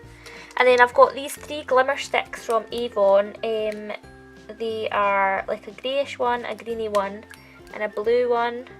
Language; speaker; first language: English; native; English